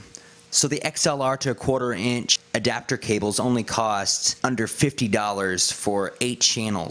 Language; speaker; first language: English; native; English